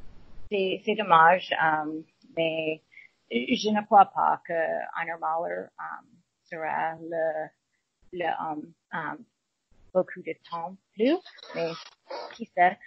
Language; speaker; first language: French; non-native, learner; English